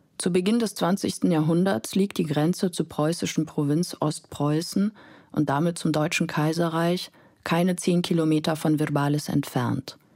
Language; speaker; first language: German; non-native, fluent; Lithuanian